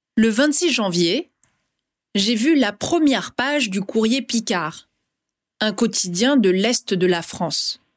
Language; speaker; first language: French; early bilingual, other home language; Vietnamese